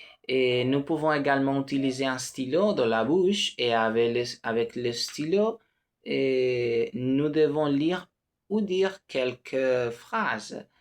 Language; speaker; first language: French; non-native, learner; Spanish